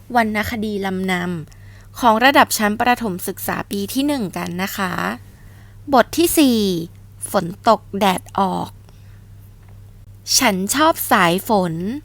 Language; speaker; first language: Thai; native; Thai